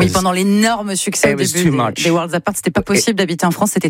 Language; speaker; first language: French; native; French